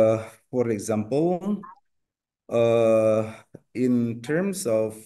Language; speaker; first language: English; non-native, learner; Indonesian